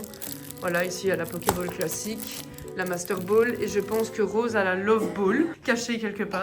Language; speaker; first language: French; native; French